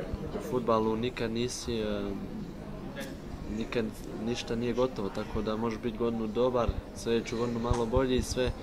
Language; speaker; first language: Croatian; early bilingual, heritage; Bosnian